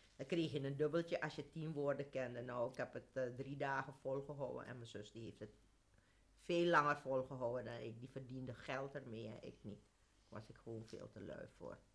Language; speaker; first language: Dutch; native; Dutch